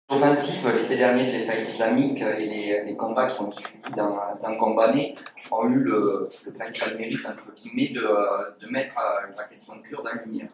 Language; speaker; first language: French; native; French